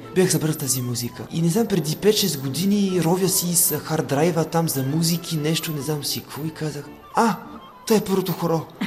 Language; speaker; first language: Bulgarian; non-native, fluent; French